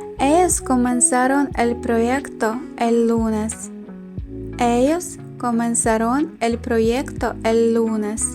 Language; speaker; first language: Spanish; non-native, fluent; Ukrainian